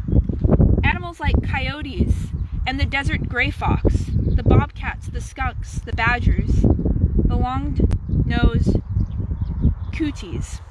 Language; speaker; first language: English; native; English